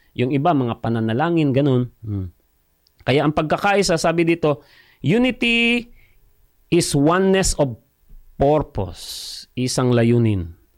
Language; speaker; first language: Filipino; non-native, local second language; Cebuano